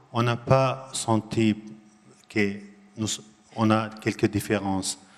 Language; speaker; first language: French; non-native, learner; Arabic